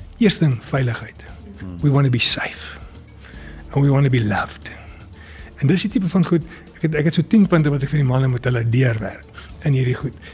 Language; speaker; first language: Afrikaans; early bilingual, other home language; English